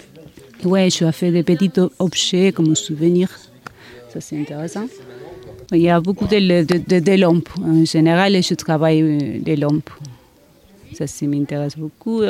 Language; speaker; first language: French; non-native, learner; Spanish